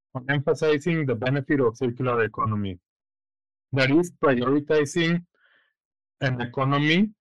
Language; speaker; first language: English; non-native, fluent; Spanish